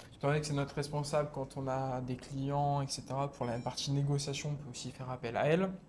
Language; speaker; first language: French; native; French